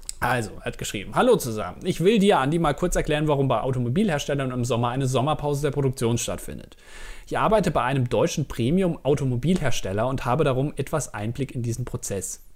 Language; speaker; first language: German; native; German